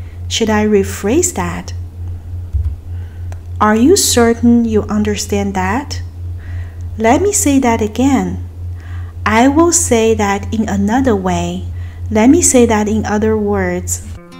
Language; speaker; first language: English; non-native, fluent; Chinese